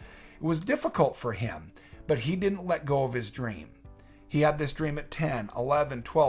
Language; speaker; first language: English; native; English